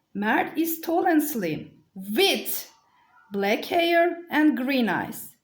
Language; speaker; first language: English; non-native, fluent; Turkish